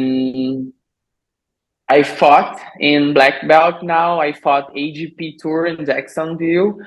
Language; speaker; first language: English; non-native, learner; Portuguese